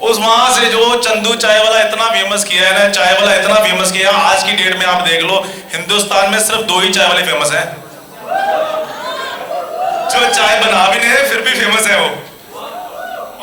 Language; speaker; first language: Hindi; native; Hindi